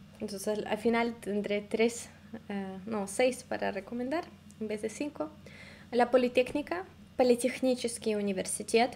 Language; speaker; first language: Spanish; non-native, fluent; Russian